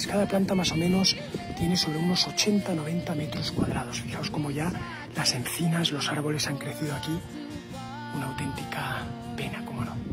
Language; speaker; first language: Spanish; native; Spanish